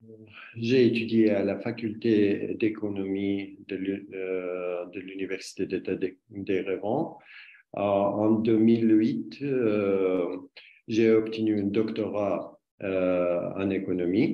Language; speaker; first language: French; non-native, learner; Armenian